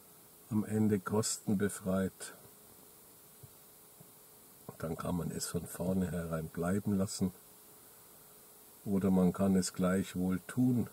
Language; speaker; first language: German; native; German